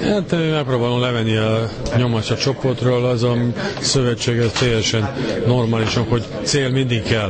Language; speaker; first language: Hungarian; non-native, learner; Serbian